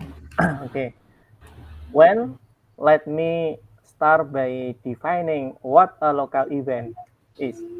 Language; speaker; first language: English; non-native, learner; Indonesian